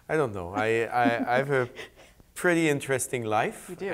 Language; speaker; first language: English; native; English